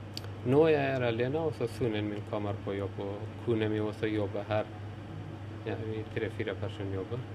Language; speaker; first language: Norwegian; non-native, learner; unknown